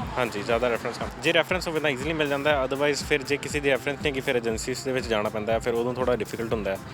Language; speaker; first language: Punjabi; native; Punjabi